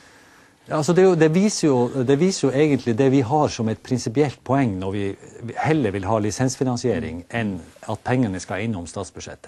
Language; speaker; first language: Norwegian; native; Norwegian